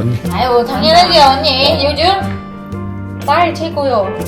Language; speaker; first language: Korean; non-native, fluent; Vietnamese